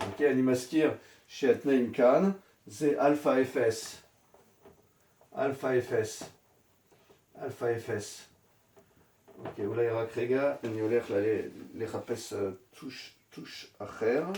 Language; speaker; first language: Hebrew; non-native, fluent; French